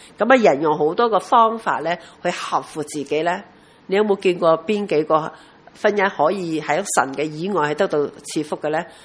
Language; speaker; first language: Chinese; non-native, local second language; Cantonese